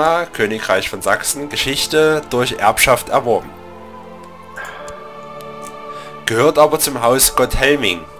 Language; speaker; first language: German; native; German